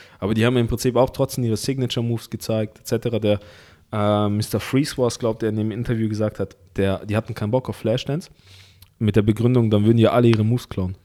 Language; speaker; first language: German; early bilingual, other home language; Russian